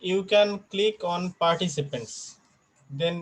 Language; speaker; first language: English; non-native, fluent; Bangla